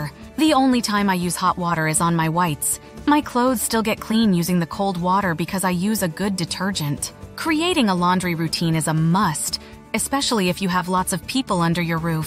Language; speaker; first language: English; native; English